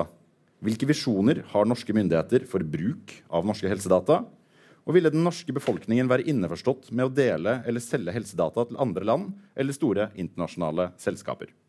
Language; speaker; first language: Norwegian; native; Norwegian